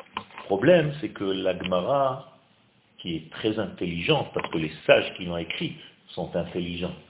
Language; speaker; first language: French; non-native, fluent; Hebrew